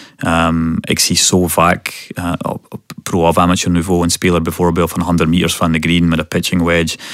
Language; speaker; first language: Dutch; non-native, fluent; English